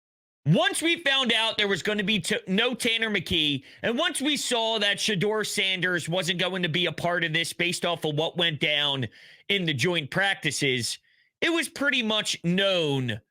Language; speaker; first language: English; native; English